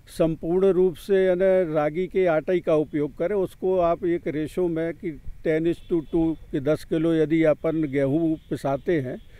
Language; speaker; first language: Hindi; native; Hindi